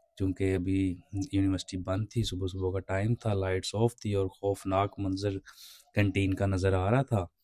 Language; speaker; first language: Urdu; non-native, local second language; Punjabi